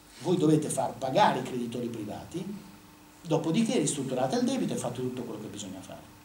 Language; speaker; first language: Italian; native; Italian